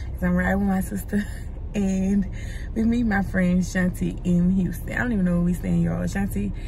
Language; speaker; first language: English; native; English